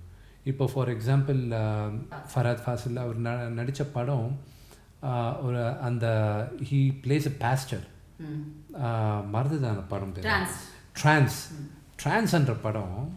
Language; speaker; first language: Tamil; non-native, local second language; Telugu